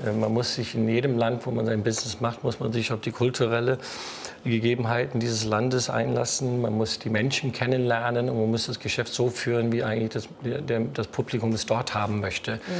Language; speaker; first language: German; non-native, fluent; English